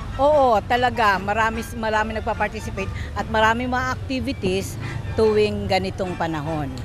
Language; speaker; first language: Filipino; native; Filipino